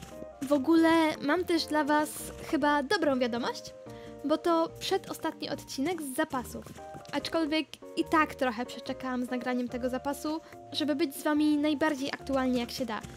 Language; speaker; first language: Polish; native; Polish